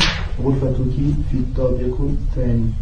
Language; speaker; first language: Arabic; non-native, learner; French